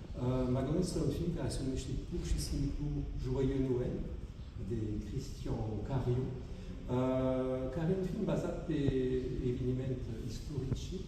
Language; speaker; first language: Romanian; non-native, fluent; French